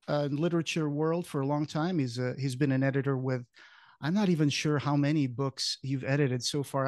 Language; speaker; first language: English; non-native, fluent; Portuguese